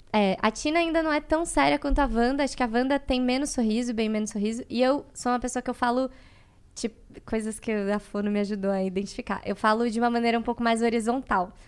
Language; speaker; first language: Portuguese; native; Portuguese